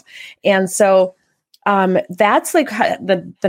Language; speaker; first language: English; native; English